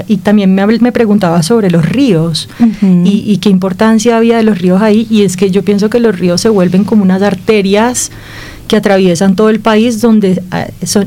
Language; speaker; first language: Spanish; native; Spanish